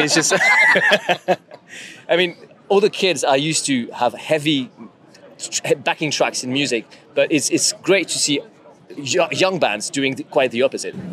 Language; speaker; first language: English; non-native, fluent; French